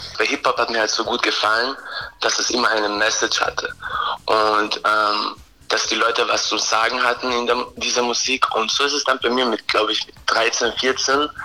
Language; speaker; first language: German; early bilingual, other home language; Croatian